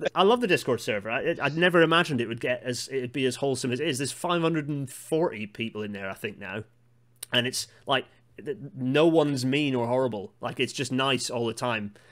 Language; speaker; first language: English; native; English